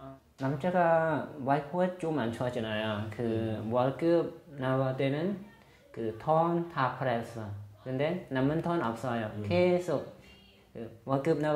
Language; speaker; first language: Korean; non-native, learner; Khmer